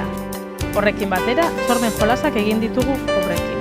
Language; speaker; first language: Basque; native; Basque